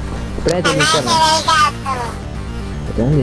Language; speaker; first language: Spanish; native; Spanish